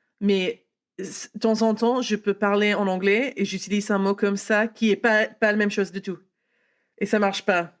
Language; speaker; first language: French; non-native, fluent; English